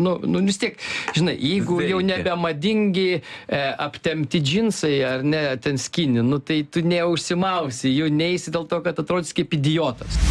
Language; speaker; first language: Lithuanian; native; Lithuanian